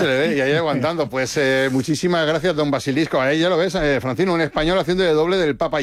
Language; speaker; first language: Spanish; native; Spanish